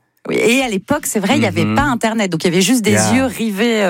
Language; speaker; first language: French; native; French